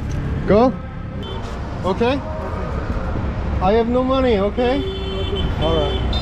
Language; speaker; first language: English; non-native, learner; Korean